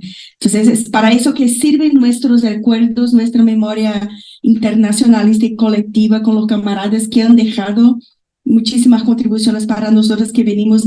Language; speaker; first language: Spanish; non-native, fluent; Portuguese